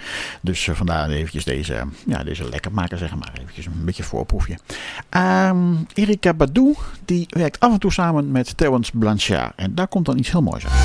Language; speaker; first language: Dutch; native; Dutch